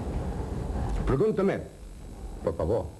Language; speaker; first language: Spanish; non-native, learner; English